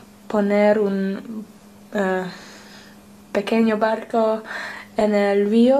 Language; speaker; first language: Spanish; non-native, learner; English